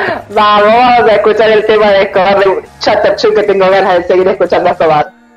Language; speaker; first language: Spanish; native; Spanish